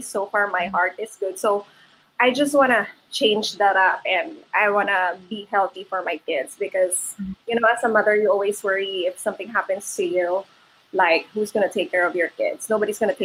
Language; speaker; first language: English; non-native, local second language; Filipino